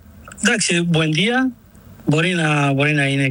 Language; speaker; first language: Greek; non-native, learner; Spanish